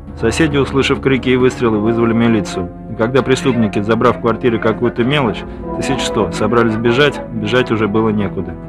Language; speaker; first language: Russian; native; Russian